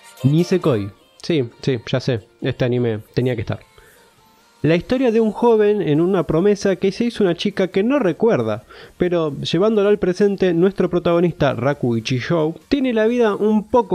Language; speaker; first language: Spanish; native; Spanish